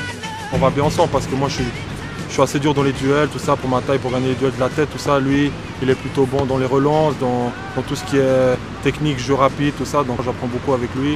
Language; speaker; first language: French; native; French